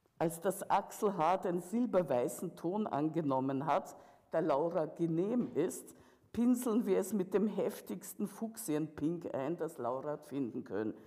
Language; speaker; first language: German; early bilingual, other home language; Russian